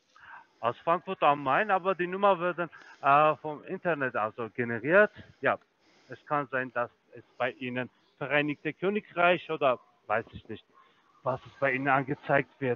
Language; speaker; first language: German; non-native, fluent; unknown